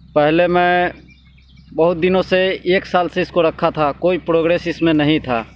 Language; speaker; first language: Hindi; native; Hindi